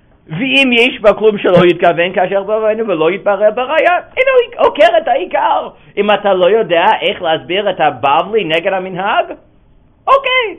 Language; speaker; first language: Hebrew; non-native, fluent; English